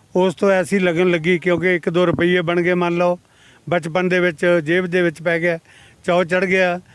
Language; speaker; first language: Punjabi; native; Punjabi